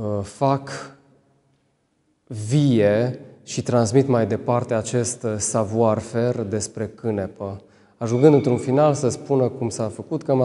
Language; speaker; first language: Romanian; native; Romanian